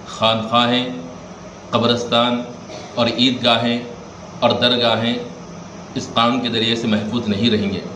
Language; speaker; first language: Urdu; native; Urdu